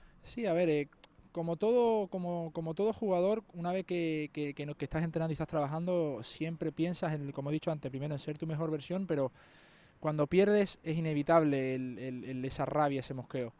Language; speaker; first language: Spanish; native; Spanish